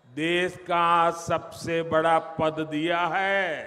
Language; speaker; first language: Hindi; non-native, local second language; Gujarati